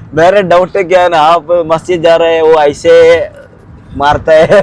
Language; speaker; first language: Hindi; non-native, local second language; Malayalam